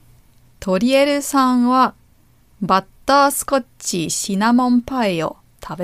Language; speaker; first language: Japanese; non-native, learner; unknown